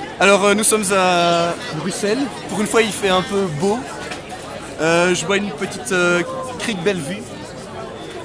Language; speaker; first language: French; native; French